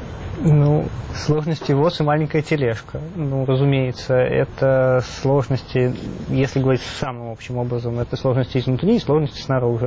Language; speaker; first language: Russian; native; Russian